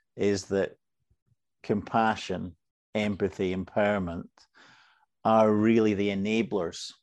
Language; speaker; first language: English; native; English